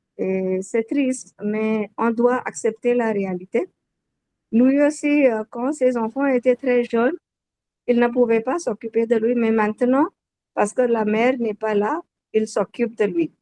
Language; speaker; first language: French; non-native, learner; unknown